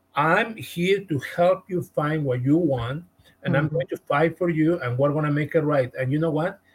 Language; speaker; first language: English; non-native, fluent; Spanish